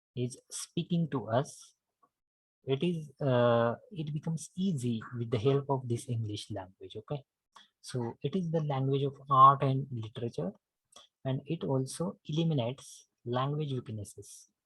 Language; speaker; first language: English; non-native, local second language; Marathi